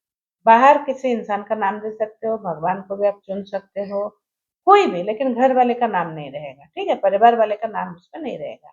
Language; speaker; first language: Hindi; non-native, local second language; Odia